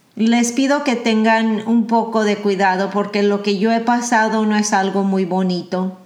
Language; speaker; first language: Spanish; early bilingual, heritage; Spanish